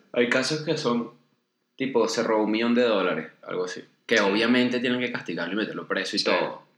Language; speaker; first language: Spanish; native; Spanish